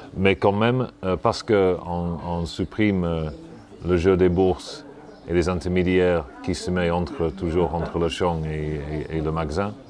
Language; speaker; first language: French; non-native, fluent; English